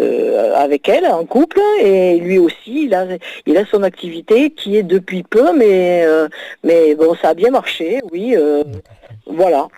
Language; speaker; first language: French; native; French